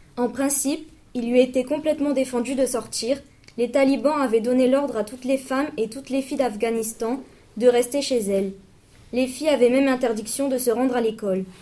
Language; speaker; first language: French; native; French